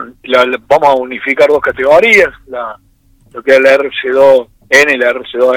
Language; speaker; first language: Spanish; native; Spanish